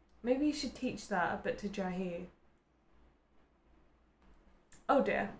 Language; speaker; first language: English; native; English